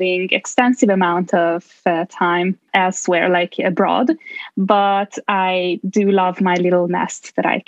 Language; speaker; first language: English; non-native, fluent; Hungarian